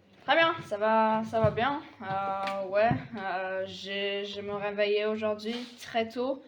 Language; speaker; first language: French; non-native, fluent; Polish